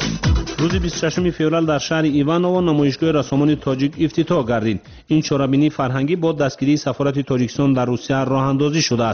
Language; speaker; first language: Tajik; native; Tajik